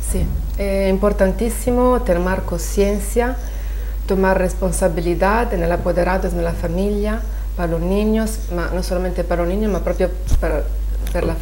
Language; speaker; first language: Spanish; non-native, learner; Italian